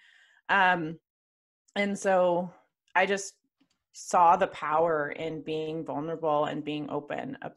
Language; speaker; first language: English; native; English